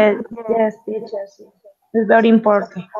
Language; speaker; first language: English; non-native, learner; Spanish